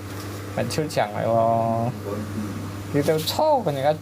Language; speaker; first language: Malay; non-native, local second language; Hakka Chinese